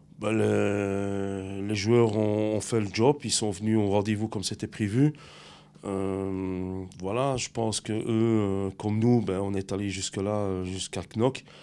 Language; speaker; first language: French; native; French